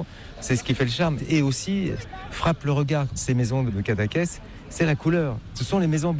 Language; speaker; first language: French; native; French